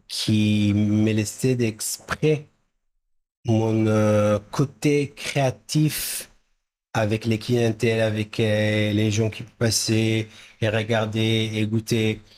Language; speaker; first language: French; non-native, fluent; Hebrew